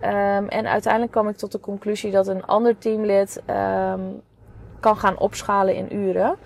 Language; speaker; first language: Dutch; native; Dutch